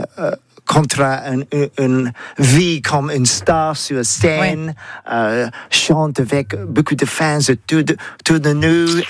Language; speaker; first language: French; non-native, learner; English